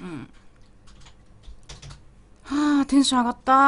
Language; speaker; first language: Japanese; native; Japanese